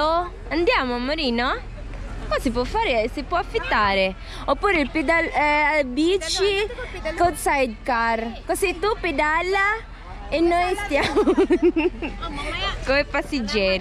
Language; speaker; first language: Italian; non-native, fluent; Filipino